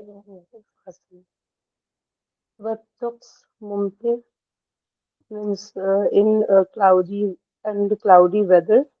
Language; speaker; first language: English; non-native, local second language; Hindi